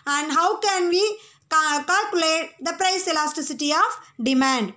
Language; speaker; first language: English; non-native, local second language; Tamil